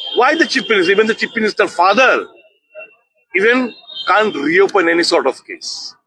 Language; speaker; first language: English; non-native, local second language; Bangla